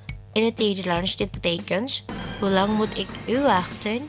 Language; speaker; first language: Dutch; non-native, learner; Indonesian